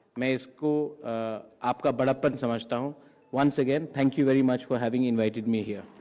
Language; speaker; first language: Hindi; non-native, local second language; Kok Borok